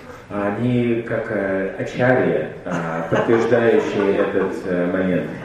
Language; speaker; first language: Russian; native; Russian